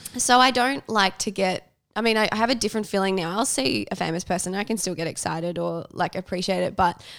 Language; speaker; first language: English; native; English